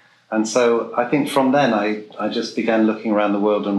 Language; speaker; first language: English; native; English